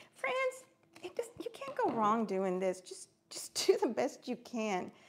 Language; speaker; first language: English; early bilingual, other home language; Spanish